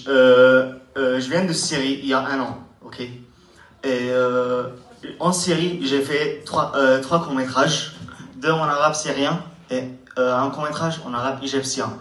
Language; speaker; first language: French; non-native, learner; Arabic